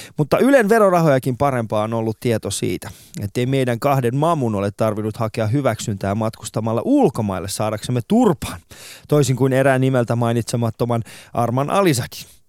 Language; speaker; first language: Finnish; non-native, fluent; Persian